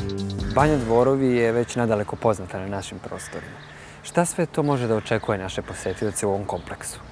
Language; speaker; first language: Bosnian; native; Bosnian